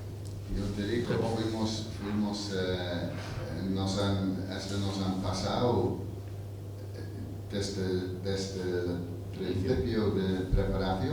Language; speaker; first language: Spanish; non-native, fluent; English